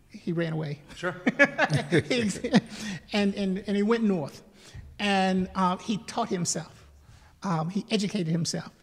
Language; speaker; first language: English; native; English